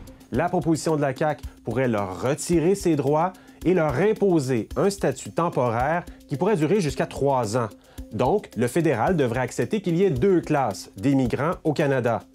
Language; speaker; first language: French; native; French